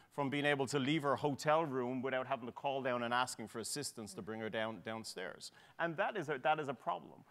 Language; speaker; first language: English; native; English